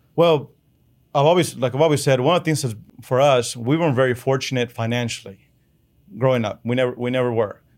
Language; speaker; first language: English; early bilingual, other home language; Spanish